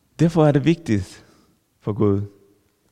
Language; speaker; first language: Danish; non-native, fluent; Spanish